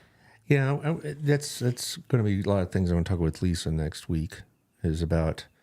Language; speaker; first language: English; native; English